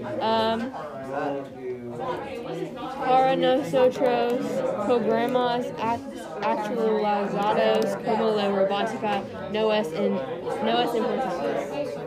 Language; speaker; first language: Spanish; non-native, learner; English